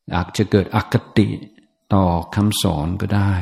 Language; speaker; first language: Thai; non-native, fluent; English